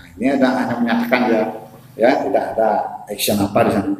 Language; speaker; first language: Indonesian; non-native, local second language; Balinese